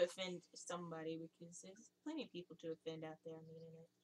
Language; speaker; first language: English; native; English